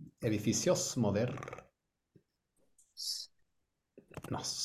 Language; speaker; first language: Spanish; non-native, learner; English